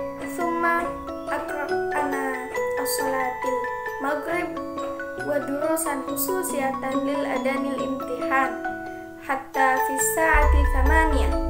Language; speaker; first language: Arabic; non-native, learner; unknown